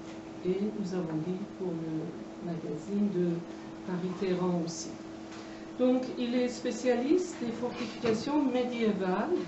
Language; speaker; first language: French; non-native, fluent; Persian